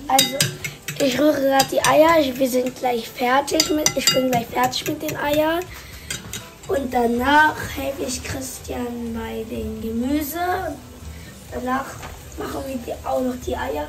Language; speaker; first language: German; early bilingual, other home language; Lingala